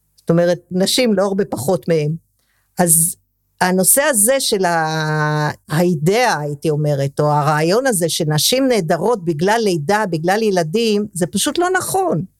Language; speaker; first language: Hebrew; early bilingual, other home language; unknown